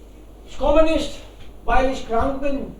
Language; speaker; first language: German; non-native, fluent; Hindi